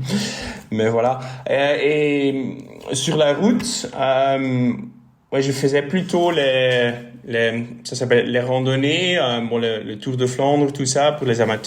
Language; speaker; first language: French; non-native, local second language; Dutch